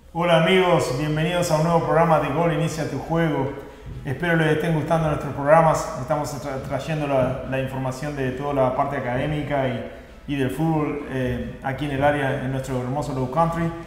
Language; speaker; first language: Spanish; native; Spanish